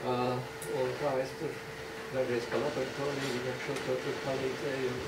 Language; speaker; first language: Latvian; early bilingual, other home language; English